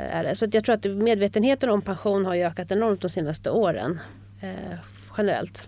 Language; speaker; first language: Swedish; native; Swedish